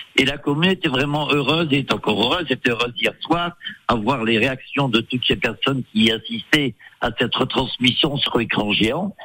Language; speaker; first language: French; native; French